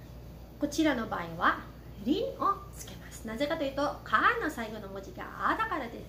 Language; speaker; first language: Japanese; non-native, fluent; Filipino